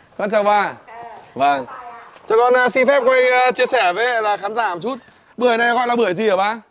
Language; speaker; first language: Vietnamese; native; Vietnamese